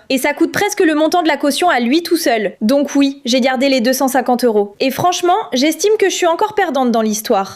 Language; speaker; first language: French; native; French